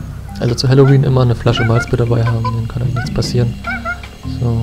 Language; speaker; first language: German; native; German